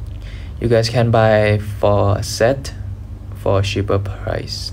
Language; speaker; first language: English; non-native, learner; Thai